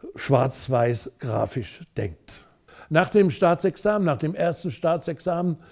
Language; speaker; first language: German; native; German